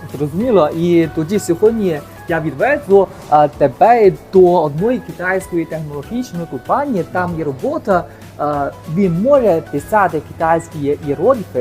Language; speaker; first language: Ukrainian; non-native, fluent; Chinese